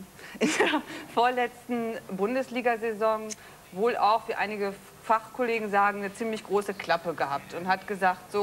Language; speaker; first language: German; native; German